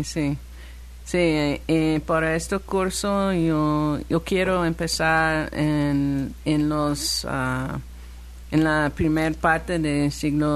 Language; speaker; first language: Spanish; non-native, learner; English